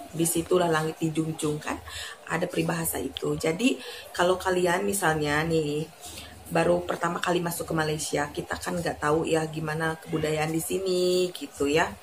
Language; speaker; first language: Indonesian; native; Indonesian